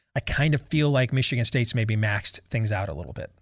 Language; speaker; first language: English; native; English